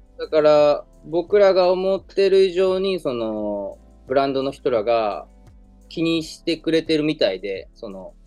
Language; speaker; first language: Japanese; native; Japanese